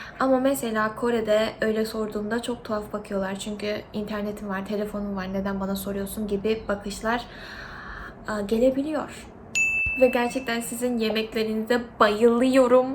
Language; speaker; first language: Turkish; non-native, fluent; Korean